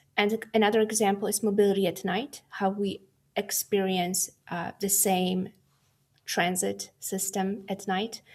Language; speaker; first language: English; non-native, fluent; Polish